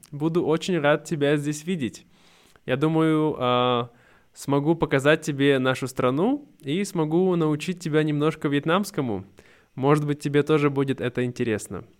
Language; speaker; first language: Russian; native; Russian